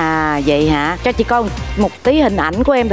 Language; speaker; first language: Vietnamese; native; Vietnamese